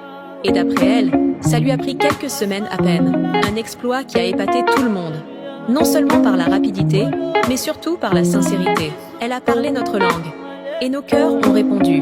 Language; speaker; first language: French; non-native, local second language; Haitian Creole